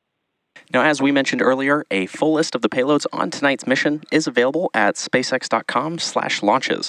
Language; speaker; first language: English; native; English